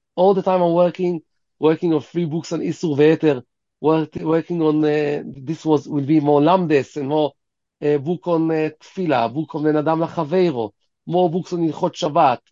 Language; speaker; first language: English; early bilingual, heritage; Hebrew